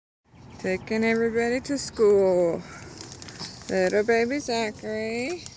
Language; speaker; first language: English; native; English